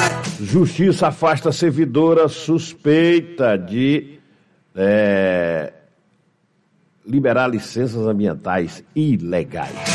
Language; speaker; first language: Portuguese; native; Portuguese